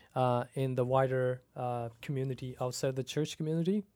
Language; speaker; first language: English; non-native, local second language; Punjabi